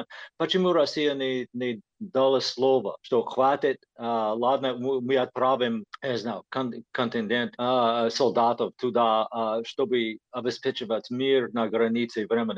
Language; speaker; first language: Russian; non-native, fluent; English